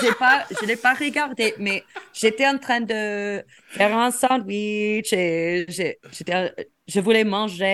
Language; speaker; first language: French; non-native, fluent; English